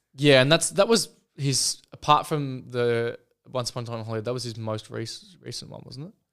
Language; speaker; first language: English; native; English